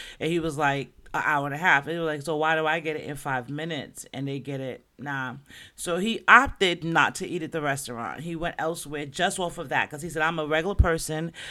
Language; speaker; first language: English; native; English